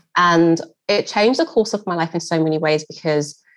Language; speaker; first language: English; native; English